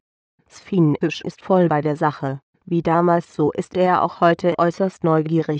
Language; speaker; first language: German; native; German